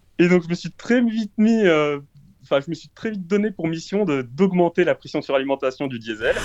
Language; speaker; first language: French; early bilingual, other home language; Portuguese